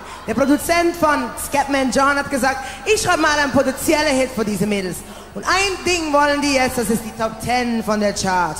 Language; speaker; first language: German; non-native, learner; English